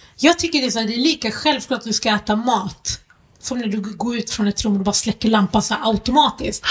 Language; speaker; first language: Swedish; early bilingual, other home language; Arabic